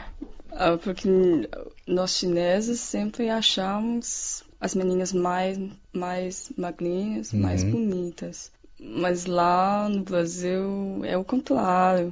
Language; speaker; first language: Portuguese; non-native, fluent; Chinese